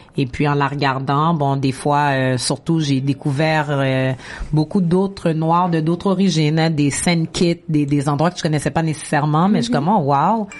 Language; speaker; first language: French; native; French